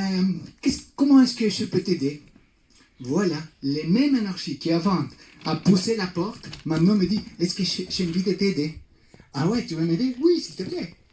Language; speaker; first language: French; non-native, fluent; Spanish